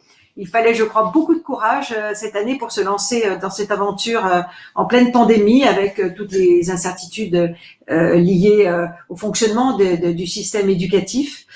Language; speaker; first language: French; native; French